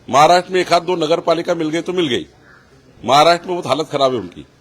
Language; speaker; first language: Hindi; non-native, local second language; Marathi